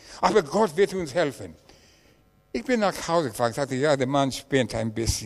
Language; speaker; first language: German; non-native, learner; English